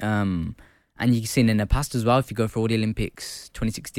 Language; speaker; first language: English; native; English